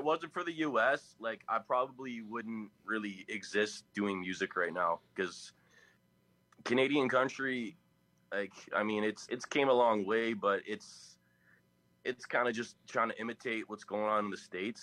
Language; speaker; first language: English; native; English